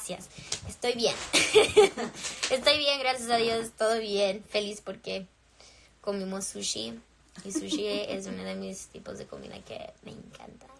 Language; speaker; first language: Spanish; early bilingual, heritage; English